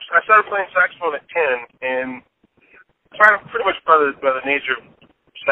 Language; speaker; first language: English; native; English